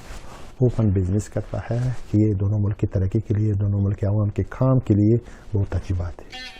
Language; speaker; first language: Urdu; non-native, learner; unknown